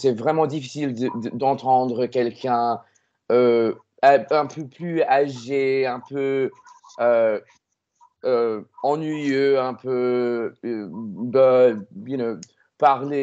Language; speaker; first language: French; non-native, learner; English